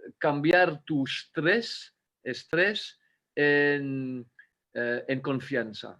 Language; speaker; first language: Spanish; non-native, fluent; French